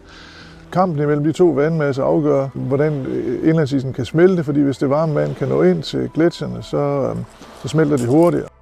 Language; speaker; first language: Danish; native; Danish